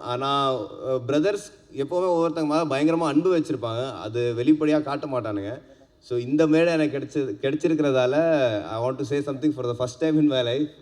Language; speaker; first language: Tamil; native; Tamil